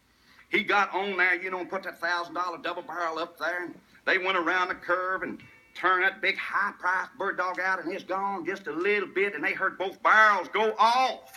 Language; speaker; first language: English; native; English